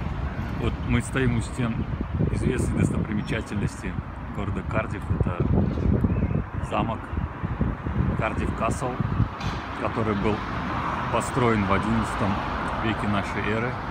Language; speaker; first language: Russian; native; Russian